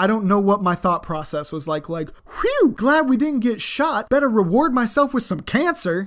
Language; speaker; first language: English; native; English